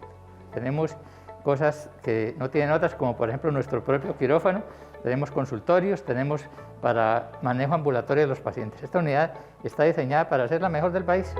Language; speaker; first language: Spanish; native; Spanish